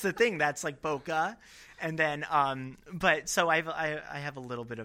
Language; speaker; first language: English; native; English